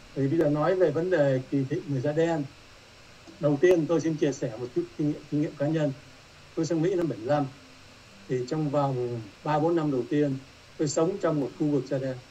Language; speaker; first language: Vietnamese; native; Vietnamese